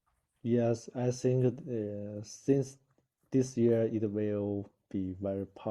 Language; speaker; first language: English; non-native, learner; Chinese